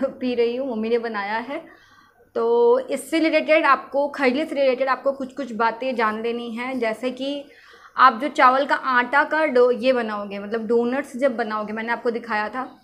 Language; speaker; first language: Hindi; native; Hindi